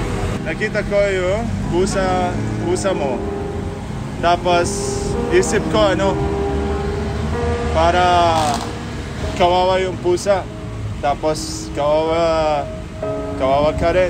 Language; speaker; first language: Filipino; non-native, learner; Arabic